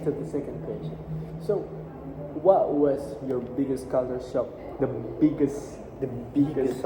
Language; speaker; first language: English; non-native, learner; Indonesian